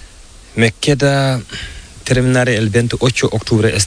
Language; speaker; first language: Spanish; non-native, learner; Fula